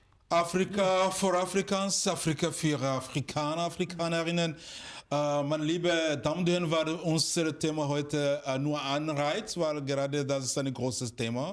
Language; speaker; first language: German; non-native, fluent; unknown